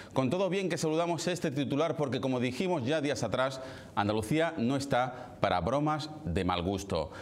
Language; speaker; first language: Spanish; native; Spanish